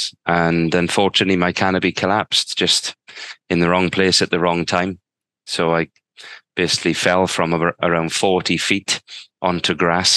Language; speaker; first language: English; native; English